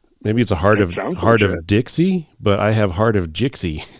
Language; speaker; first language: English; native; English